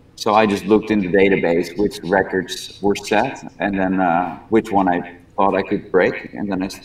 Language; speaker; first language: English; non-native, fluent; Dutch